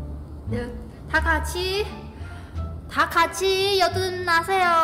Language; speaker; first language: Korean; non-native, fluent; Chinese